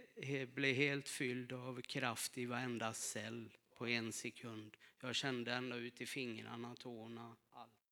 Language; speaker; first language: Swedish; native; Swedish